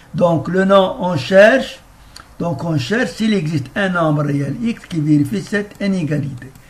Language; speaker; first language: French; non-native, local second language; Arabic